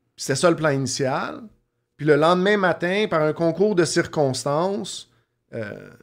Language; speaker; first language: French; native; French